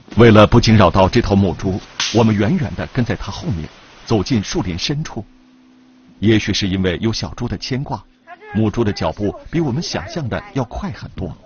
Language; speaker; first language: Chinese; native; Chinese